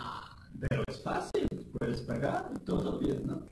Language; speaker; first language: Spanish; non-native, learner; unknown